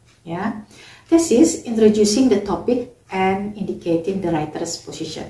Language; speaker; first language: English; non-native, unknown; Indonesian